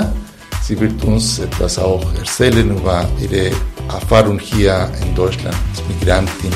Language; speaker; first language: German; non-native, fluent; Spanish